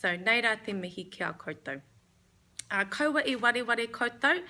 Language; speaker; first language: Māori; non-native, local second language; English